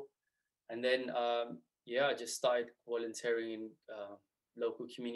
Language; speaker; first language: English; native; English